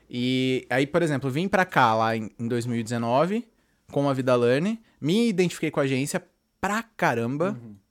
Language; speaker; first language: Portuguese; native; Portuguese